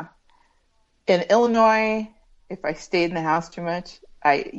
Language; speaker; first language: English; native; English